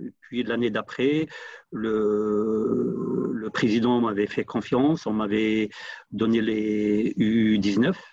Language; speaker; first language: French; non-native, local second language; Arabic